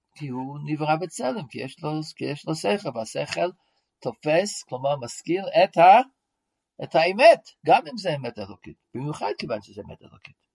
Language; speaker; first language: Hebrew; non-native, fluent; English